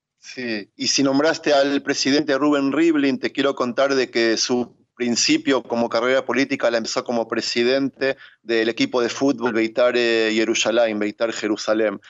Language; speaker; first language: Spanish; native; Spanish